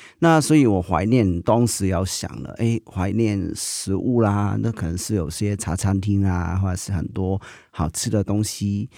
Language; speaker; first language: Chinese; non-native, local second language; Cantonese